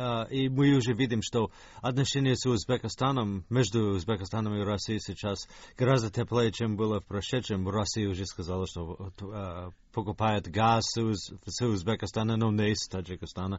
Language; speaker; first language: Russian; non-native, fluent; English